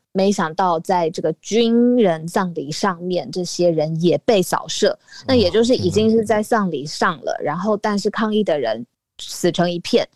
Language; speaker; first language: Chinese; native; Chinese